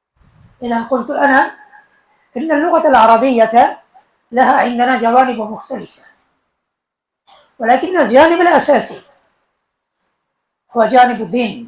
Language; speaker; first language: Arabic; non-native, fluent; Bangla